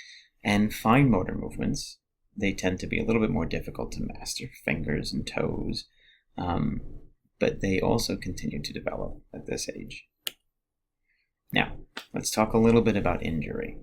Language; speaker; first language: English; native; English